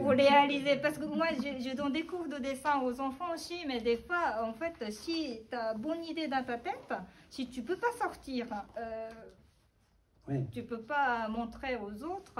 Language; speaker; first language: French; non-native, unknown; Japanese